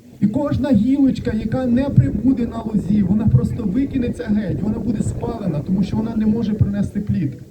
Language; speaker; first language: Ukrainian; non-native, local second language; Russian